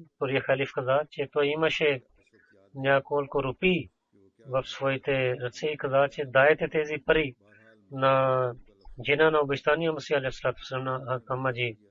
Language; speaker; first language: Bulgarian; non-native, learner; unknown